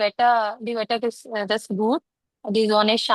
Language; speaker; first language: German; non-native, learner; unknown